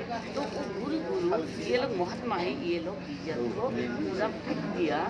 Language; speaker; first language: Hindi; non-native, local second language; Bodo